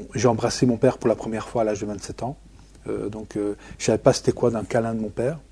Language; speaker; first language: French; native; French